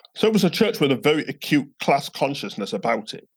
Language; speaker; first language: English; native; English